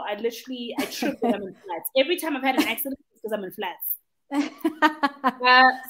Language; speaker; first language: English; non-native, local second language; Zulu